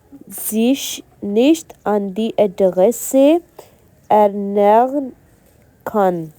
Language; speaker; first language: German; non-native, fluent; Urdu